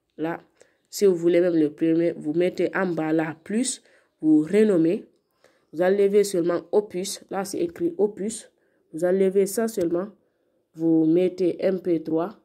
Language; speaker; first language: French; non-native, local second language; Fula